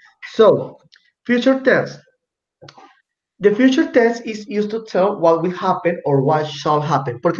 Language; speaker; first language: English; non-native, fluent; Spanish